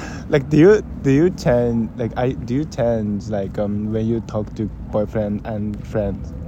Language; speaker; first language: English; non-native, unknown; Japanese